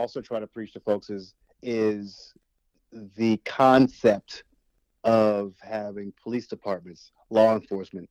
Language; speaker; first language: English; native; English